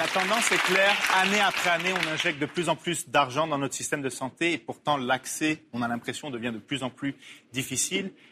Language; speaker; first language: French; native; French